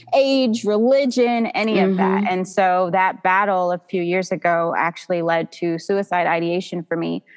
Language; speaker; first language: English; native; English